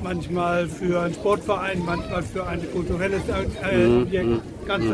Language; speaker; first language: German; native; German